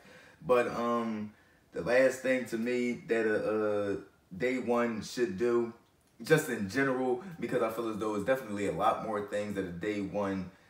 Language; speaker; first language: English; native; English